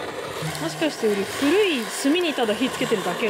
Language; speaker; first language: Japanese; native; Japanese